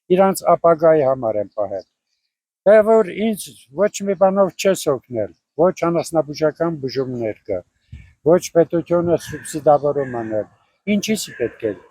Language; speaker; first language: Armenian; native; Armenian